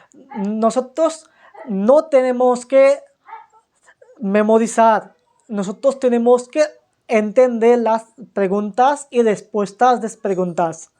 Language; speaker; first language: Spanish; non-native, fluent; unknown